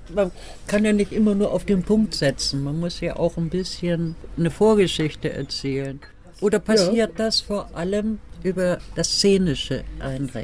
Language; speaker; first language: German; native; German